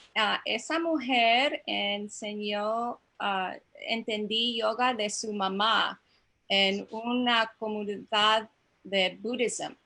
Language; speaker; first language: Spanish; non-native, learner; English